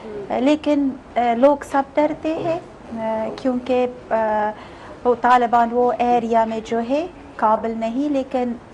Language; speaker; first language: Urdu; non-native, learner; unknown